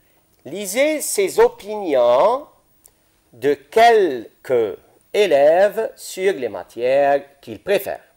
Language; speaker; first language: French; non-native, fluent; Arabic